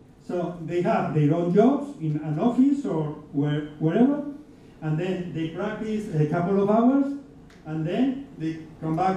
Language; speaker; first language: English; non-native, fluent; Spanish